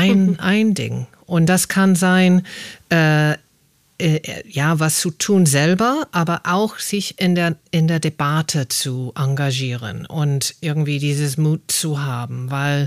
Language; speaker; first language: German; non-native, fluent; English